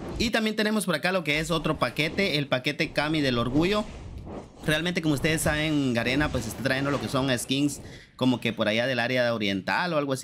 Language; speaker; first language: Spanish; native; Spanish